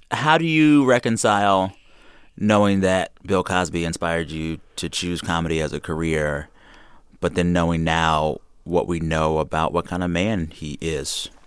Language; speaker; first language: English; native; English